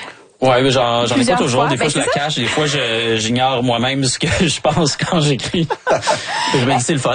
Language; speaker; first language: French; native; French